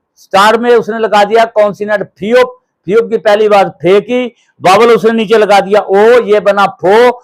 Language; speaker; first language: Urdu; native; Urdu